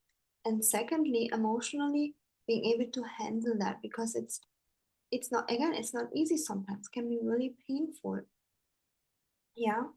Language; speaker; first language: English; non-native, fluent; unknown